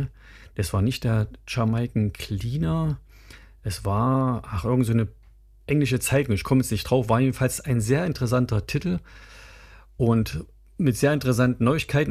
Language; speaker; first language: German; native; German